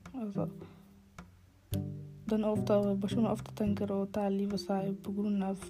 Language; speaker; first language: Norwegian; non-native, learner; Arabic